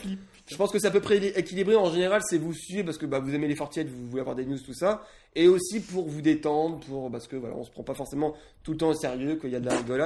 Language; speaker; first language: French; native; French